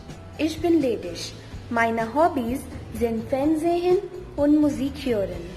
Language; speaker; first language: German; non-native, learner; Hindi